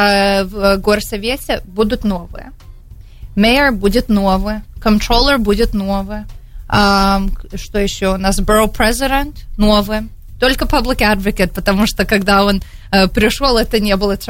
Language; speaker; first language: Russian; early bilingual, heritage; Russian